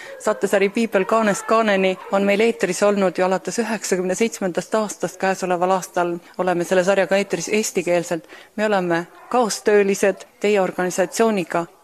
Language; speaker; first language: Estonian; native; Estonian